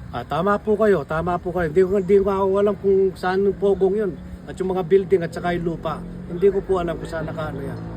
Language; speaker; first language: Filipino; non-native, local second language; Pampanga